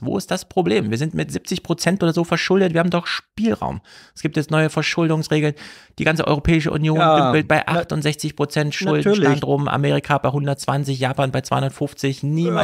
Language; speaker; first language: German; native; German